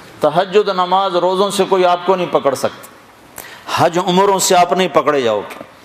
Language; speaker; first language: Urdu; non-native, local second language; Punjabi